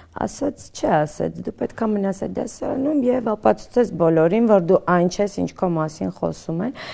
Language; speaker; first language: Armenian; early bilingual, other home language; Russian